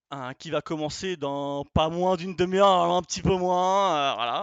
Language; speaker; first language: French; native; French